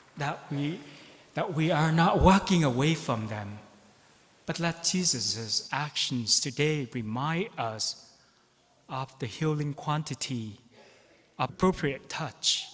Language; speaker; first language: English; non-native, fluent; Vietnamese